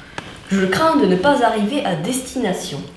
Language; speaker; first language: French; non-native, fluent; Czech